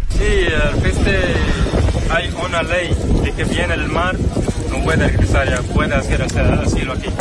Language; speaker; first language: Spanish; non-native, learner; Arabic